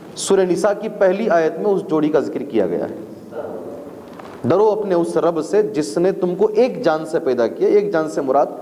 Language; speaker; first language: Urdu; native; Urdu